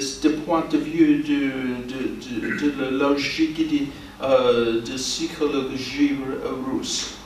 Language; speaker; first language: French; non-native, learner; English